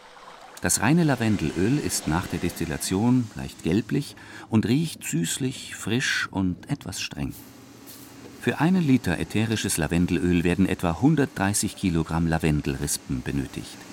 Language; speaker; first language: German; native; German